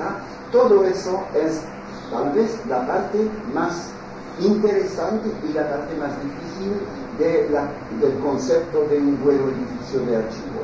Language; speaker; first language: Spanish; non-native, fluent; French